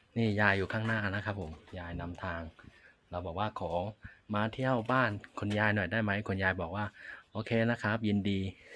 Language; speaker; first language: Thai; native; Thai